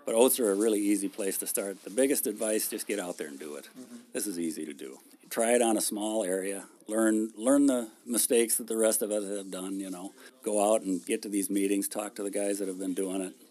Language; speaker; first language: English; native; English